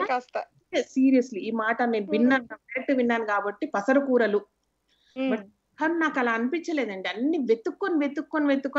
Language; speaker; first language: Telugu; native; Telugu